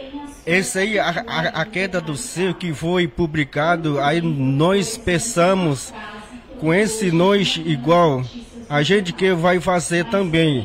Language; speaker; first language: Portuguese; non-native, local second language; Yanomámi